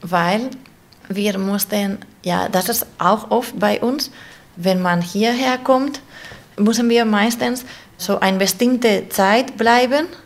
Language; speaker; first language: German; non-native, fluent; Spanish